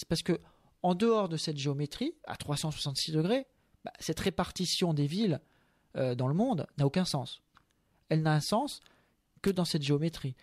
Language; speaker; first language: French; native; French